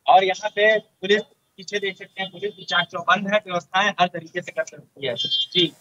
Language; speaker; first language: Hindi; native; Hindi